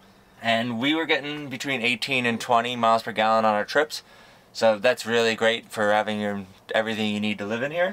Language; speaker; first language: English; native; English